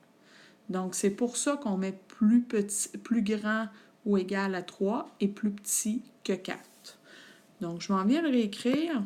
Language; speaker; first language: French; native; French